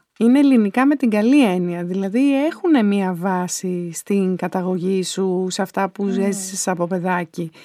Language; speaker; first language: Greek; native; Greek